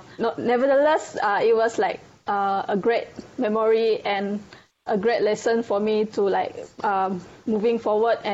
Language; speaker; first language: English; non-native, local second language; Malay